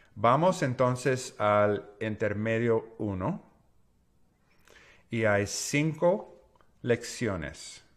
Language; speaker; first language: Spanish; non-native, learner; English